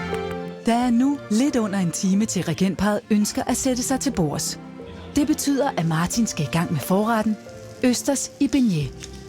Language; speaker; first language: Danish; native; Danish